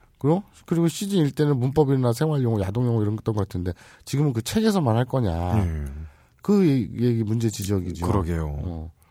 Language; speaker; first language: Korean; native; Korean